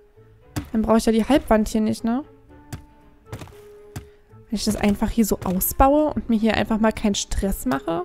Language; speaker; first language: German; native; German